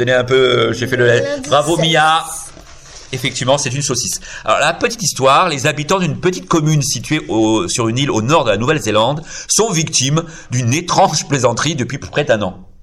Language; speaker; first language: French; native; French